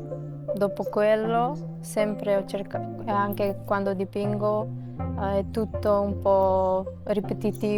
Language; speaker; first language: Italian; non-native, fluent; Macedonian